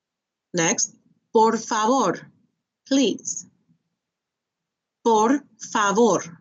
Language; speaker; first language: Spanish; non-native, fluent; English